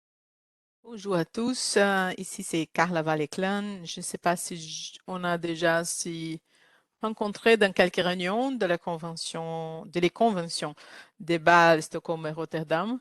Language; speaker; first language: French; non-native, learner; Portuguese